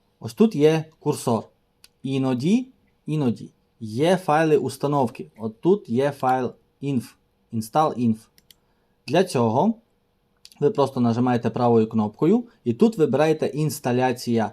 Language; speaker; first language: Ukrainian; native; Ukrainian